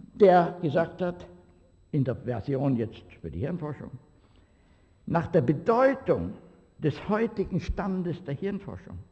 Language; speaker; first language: German; native; German